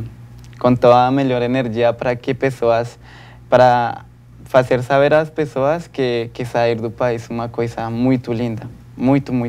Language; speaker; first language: Portuguese; non-native, learner; Spanish